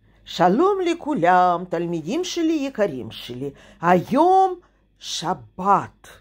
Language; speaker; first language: Hebrew; non-native, fluent; Russian